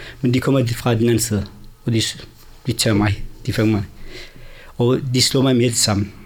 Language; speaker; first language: Danish; non-native, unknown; Kurdish